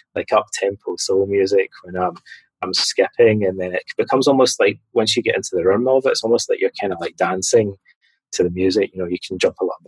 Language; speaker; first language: English; native; English